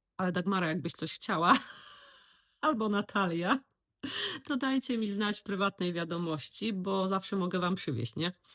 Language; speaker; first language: Polish; native; Polish